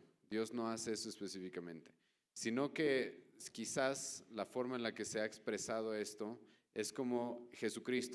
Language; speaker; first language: Spanish; native; Spanish